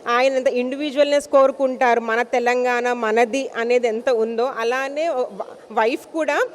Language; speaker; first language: Telugu; native; Telugu